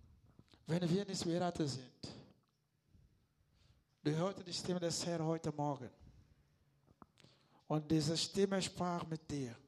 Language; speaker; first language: German; non-native, learner; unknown